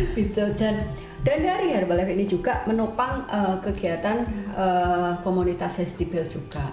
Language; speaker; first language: Indonesian; native; Indonesian